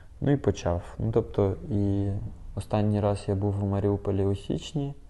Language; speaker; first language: Ukrainian; non-native, local second language; Russian